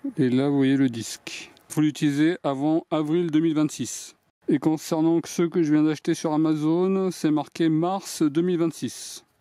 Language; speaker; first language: French; native; French